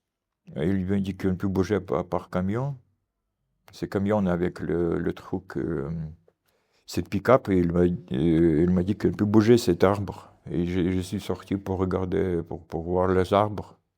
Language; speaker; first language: French; non-native, learner; Ukrainian